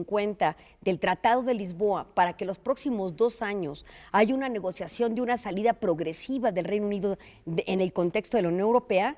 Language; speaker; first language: Spanish; native; Spanish